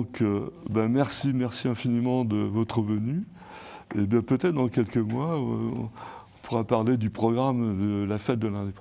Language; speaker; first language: French; native; French